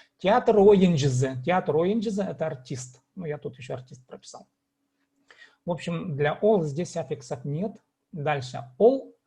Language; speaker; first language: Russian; native; Russian